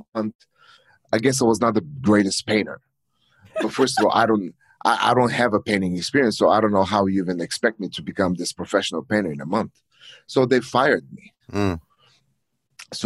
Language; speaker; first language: English; non-native, fluent; Bulgarian